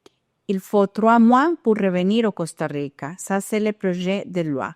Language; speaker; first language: French; non-native, fluent; Spanish